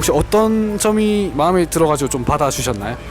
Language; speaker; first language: Korean; native; Korean